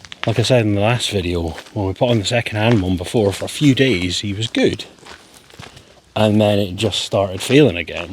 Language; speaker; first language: English; native; English